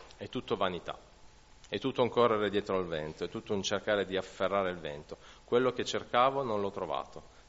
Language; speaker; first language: Italian; native; Italian